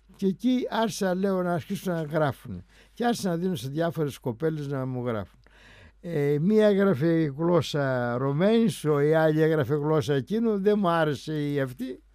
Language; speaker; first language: Greek; native; Greek